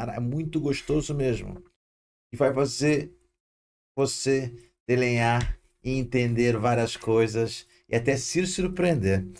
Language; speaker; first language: Portuguese; native; Portuguese